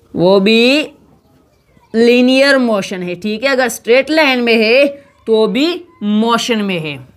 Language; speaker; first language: Urdu; non-native, local second language; Pashto